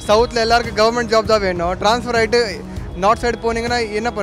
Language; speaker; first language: Tamil; non-native, local second language; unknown